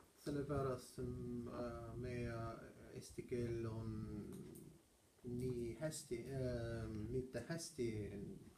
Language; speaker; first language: Estonian; non-native, learner; Russian